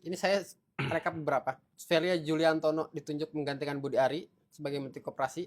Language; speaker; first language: Indonesian; native; Indonesian